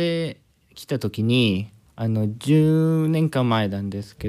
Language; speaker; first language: Japanese; non-native, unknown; Spanish